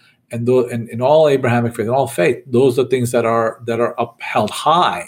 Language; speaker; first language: English; native; English